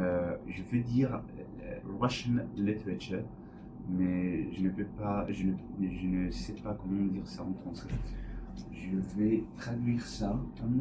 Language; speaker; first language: French; non-native, learner; English